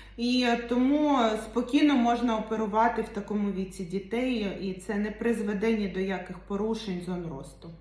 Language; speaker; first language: Ukrainian; non-native, local second language; Russian